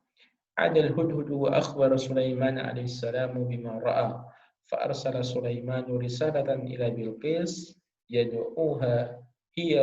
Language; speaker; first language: Arabic; non-native, fluent; Indonesian